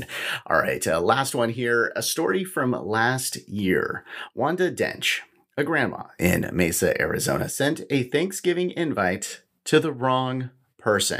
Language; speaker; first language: English; native; English